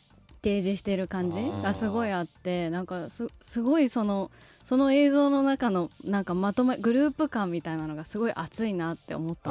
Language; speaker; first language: Japanese; native; Japanese